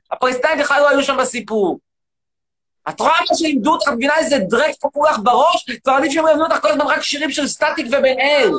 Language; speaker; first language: Hebrew; native; Hebrew